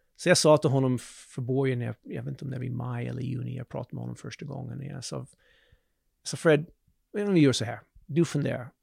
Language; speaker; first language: Swedish; non-native, fluent; English